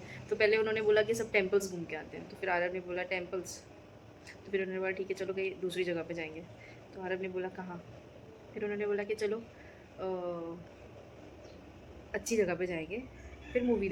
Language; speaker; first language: Hindi; native; Hindi